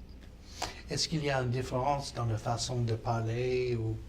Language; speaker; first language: French; non-native, learner; English